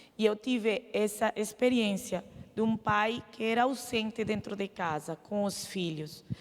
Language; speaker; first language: Portuguese; non-native, fluent; Arabic